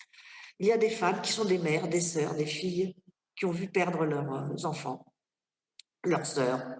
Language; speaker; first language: French; native; French